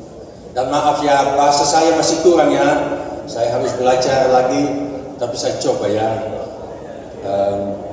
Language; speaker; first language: Indonesian; non-native, fluent; Dutch